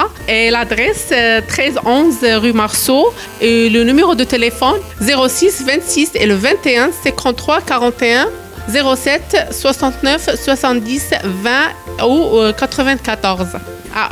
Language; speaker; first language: French; non-native, local second language; Arabic